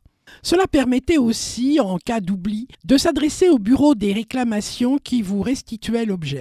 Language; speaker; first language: French; native; French